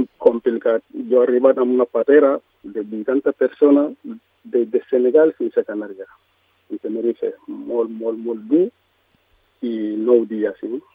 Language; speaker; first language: Catalan; non-native, learner; Mandingo